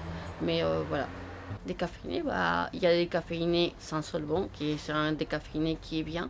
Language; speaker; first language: French; non-native, fluent; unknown